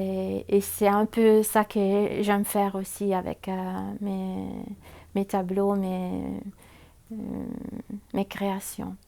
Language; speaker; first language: French; non-native, fluent; Italian